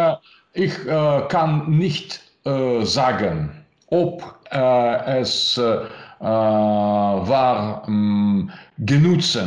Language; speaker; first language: German; non-native, learner; Russian